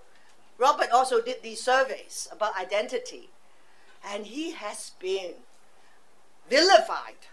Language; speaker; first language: English; non-native, local second language; Cantonese